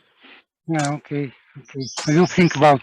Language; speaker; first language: English; non-native, learner; Russian